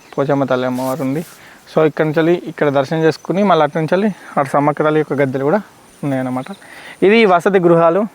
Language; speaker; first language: Telugu; native; Telugu